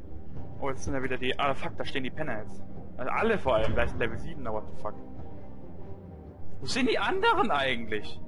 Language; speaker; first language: German; native; German